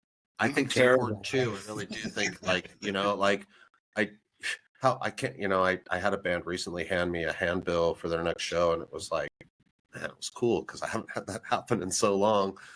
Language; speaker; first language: English; native; English